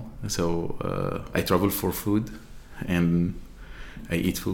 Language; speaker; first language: English; non-native, fluent; Arabic